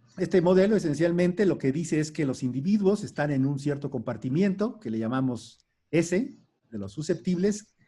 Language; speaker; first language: Spanish; native; Spanish